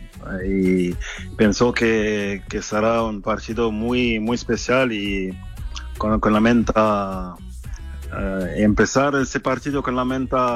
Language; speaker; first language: Spanish; non-native, fluent; French